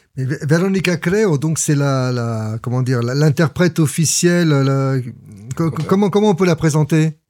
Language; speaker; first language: French; native; French